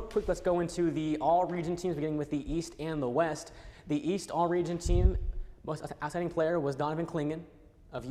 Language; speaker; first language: English; native; English